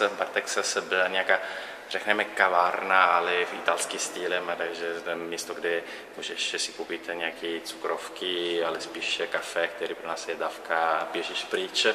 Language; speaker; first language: Czech; non-native, learner; Italian